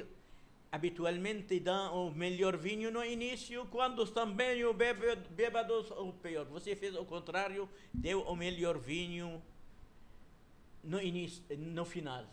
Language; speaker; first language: Portuguese; non-native, fluent; Arabic